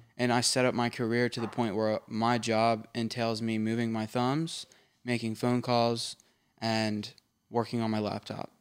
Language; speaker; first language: English; native; English